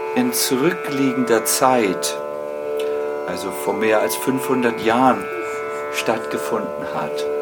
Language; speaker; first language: German; native; German